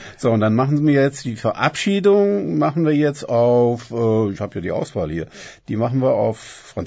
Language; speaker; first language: German; native; German